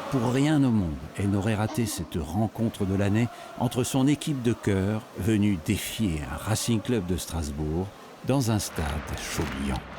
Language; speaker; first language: French; native; French